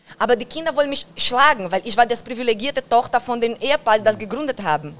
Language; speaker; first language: German; non-native, fluent; Portuguese